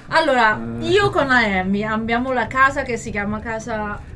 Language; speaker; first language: Italian; non-native, fluent; Chinese